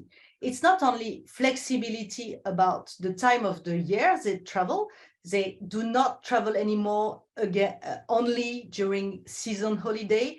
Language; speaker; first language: English; non-native, fluent; French